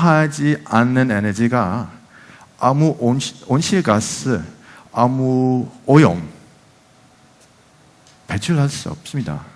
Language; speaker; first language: Korean; non-native, fluent; Dutch